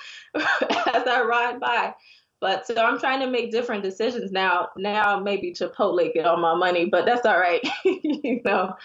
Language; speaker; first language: English; native; English